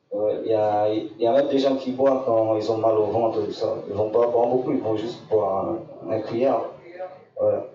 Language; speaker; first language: French; non-native, local second language; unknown